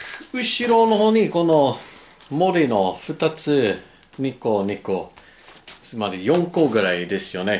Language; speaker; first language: Japanese; non-native, learner; English